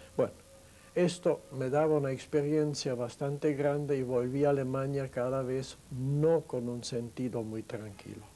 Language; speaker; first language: Spanish; non-native, fluent; German